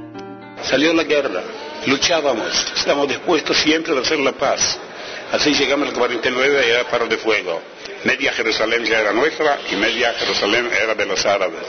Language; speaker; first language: Spanish; non-native, fluent; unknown